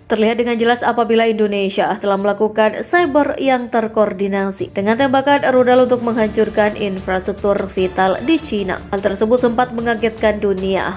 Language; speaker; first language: Indonesian; native; Indonesian